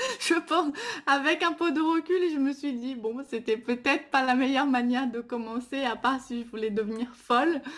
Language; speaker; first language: French; non-native, fluent; Portuguese